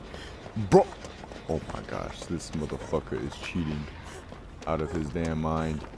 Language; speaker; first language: English; native; English